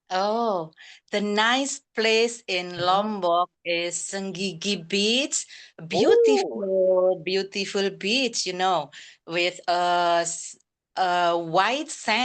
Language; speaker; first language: English; non-native, learner; Indonesian